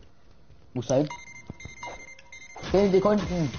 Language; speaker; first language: German; native; German